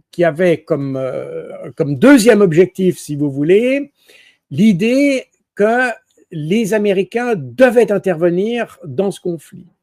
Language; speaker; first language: French; native; French